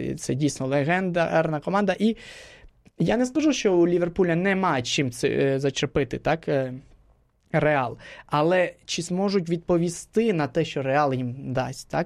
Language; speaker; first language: Ukrainian; non-native, fluent; Spanish